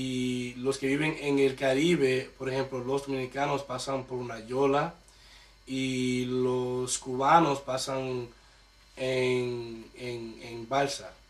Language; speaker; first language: Spanish; early bilingual, heritage; Spanish